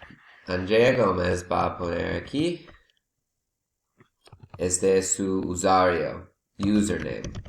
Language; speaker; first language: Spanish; non-native, learner; English